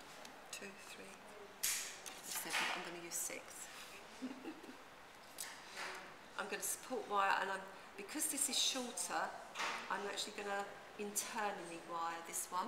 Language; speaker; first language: English; native; English